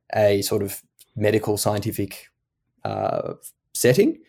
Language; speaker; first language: English; native; English